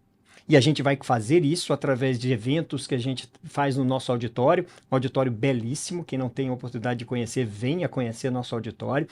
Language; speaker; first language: Portuguese; native; Portuguese